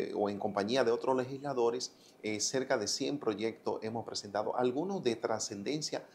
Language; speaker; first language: Spanish; native; Spanish